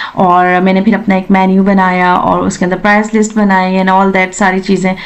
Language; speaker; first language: Urdu; native; Urdu